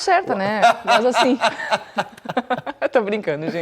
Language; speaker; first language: Portuguese; native; Portuguese